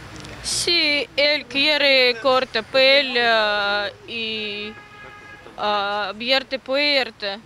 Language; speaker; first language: Spanish; non-native, learner; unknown